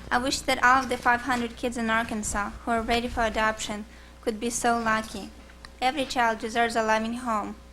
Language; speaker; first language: English; early bilingual, other home language; Russian